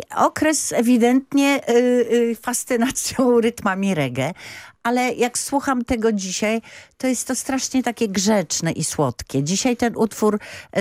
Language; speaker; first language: Polish; native; Polish